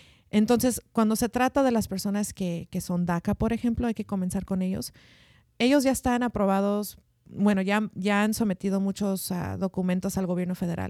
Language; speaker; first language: Spanish; early bilingual, heritage; Spanish